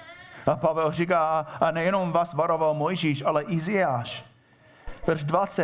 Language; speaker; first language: Czech; non-native, fluent; English